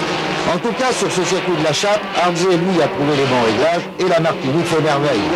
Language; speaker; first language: French; native; French